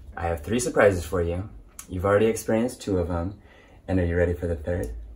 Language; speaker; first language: English; native; English